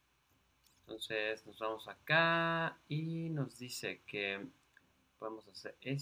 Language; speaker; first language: Spanish; native; Spanish